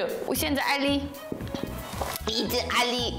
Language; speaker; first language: Chinese; non-native, learner; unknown